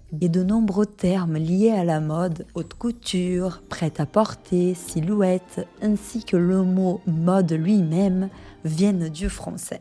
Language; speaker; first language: French; non-native, fluent; Portuguese